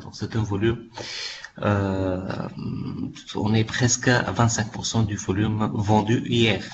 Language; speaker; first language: French; non-native, local second language; Arabic